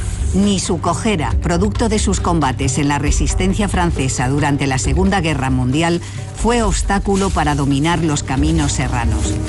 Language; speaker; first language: Spanish; native; Spanish